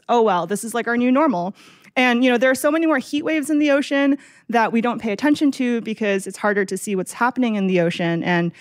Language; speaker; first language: English; native; English